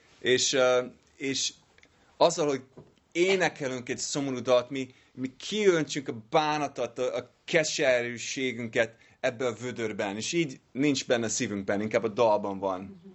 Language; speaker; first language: Hungarian; non-native, learner; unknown